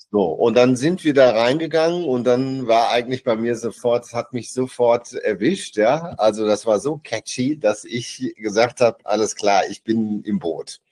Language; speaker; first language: German; native; German